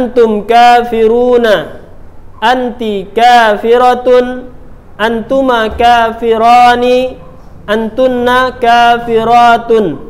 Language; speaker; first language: Arabic; non-native, fluent; Indonesian